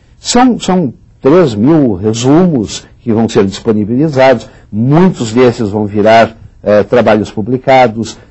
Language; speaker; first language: Portuguese; native; Portuguese